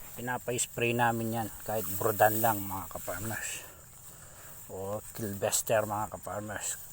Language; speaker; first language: Filipino; non-native, local second language; Pampanga